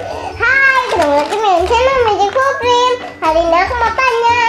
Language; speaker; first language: Indonesian; native; Indonesian